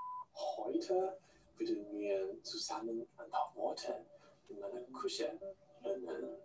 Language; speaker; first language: German; non-native, learner; Chinese